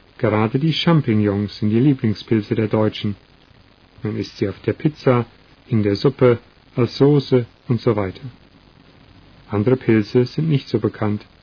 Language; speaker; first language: German; non-native, learner; Russian